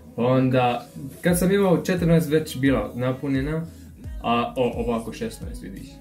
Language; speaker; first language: Bosnian; non-native, fluent; Arabic